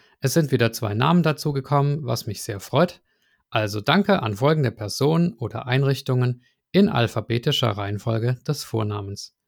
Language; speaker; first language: German; native; German